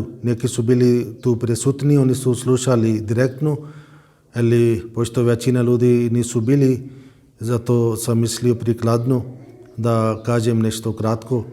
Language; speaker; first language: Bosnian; non-native, fluent; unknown